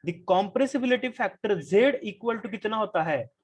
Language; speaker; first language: Hindi; non-native, local second language; Marathi